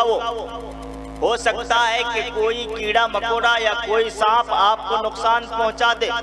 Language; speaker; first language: Urdu; native; Urdu